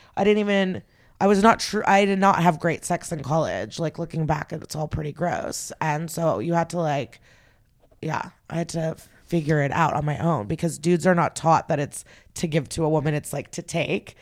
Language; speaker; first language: English; early bilingual, other home language; Russian